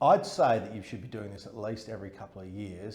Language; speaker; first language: English; native; English